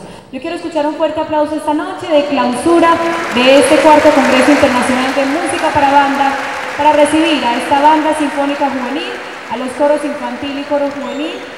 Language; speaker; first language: Spanish; native; Spanish